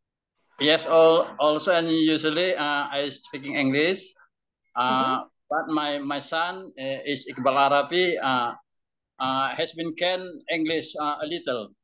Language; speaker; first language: English; non-native, learner; Indonesian